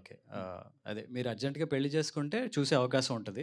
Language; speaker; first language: Telugu; native; Telugu